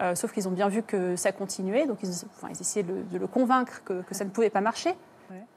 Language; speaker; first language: French; native; French